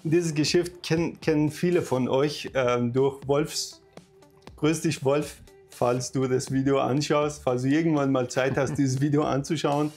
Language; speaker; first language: German; non-native, fluent; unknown